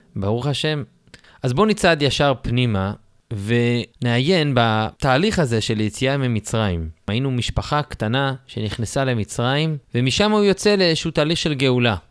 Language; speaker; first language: Hebrew; native; Hebrew